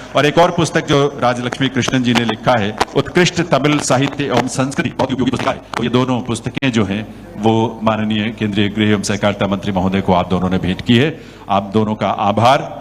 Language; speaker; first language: Hindi; native; Hindi